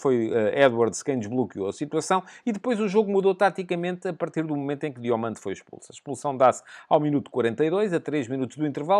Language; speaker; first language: Portuguese; native; Portuguese